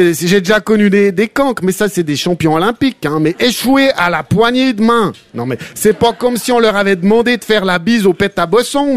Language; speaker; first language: French; native; French